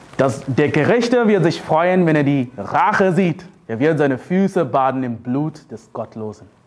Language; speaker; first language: German; non-native, fluent; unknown